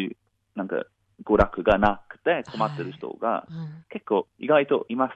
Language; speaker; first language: Japanese; non-native, fluent; English